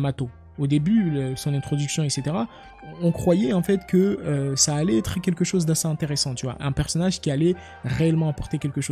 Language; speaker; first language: French; native; French